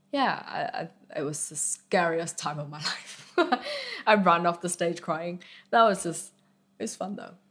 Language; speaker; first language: English; early bilingual, other home language; Vietnamese